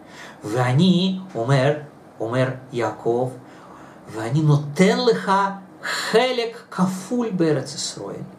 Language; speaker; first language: Hebrew; non-native, fluent; Russian